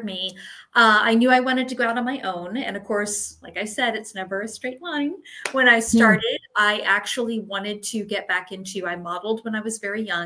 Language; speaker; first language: English; native; English